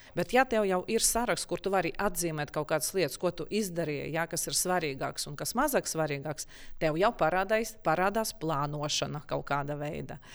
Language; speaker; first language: Latvian; non-native, local second language; Russian